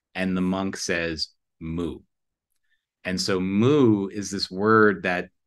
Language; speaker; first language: English; native; English